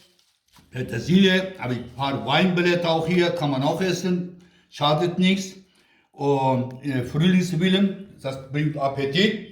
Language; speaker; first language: German; non-native, local second language; Kurdish